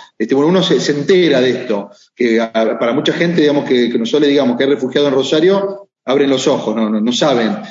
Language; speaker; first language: Spanish; native; Spanish